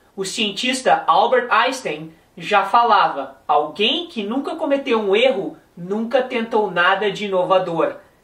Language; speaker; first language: Portuguese; native; Portuguese